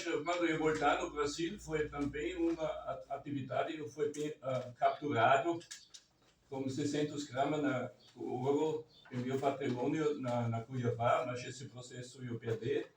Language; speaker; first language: Portuguese; non-native, learner; German